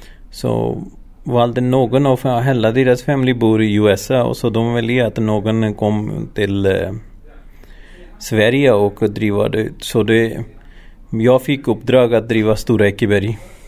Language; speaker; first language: Swedish; non-native, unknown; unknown